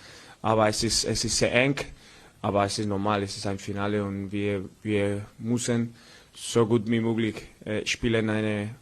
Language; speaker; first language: German; non-native, learner; Spanish